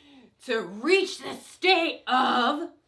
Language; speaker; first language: English; native; English